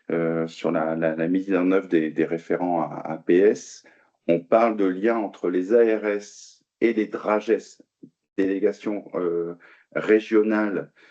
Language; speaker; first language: French; native; French